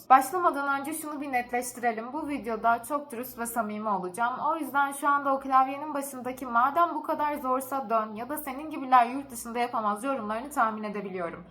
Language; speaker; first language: Turkish; native; Turkish